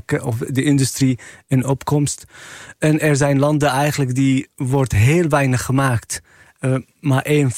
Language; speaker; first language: Dutch; non-native, fluent; Arabic